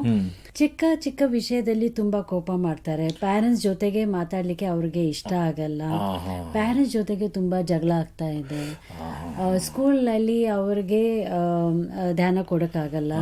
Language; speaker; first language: Kannada; non-native, local second language; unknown